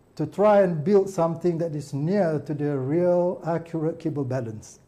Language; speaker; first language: English; non-native, local second language; Malay